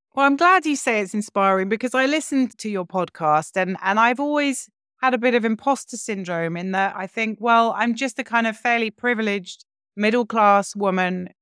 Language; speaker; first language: English; native; English